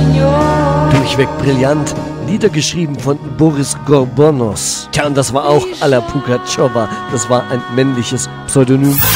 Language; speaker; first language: German; native; German